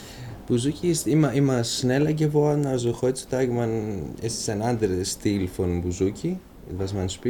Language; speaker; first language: German; non-native, fluent; Greek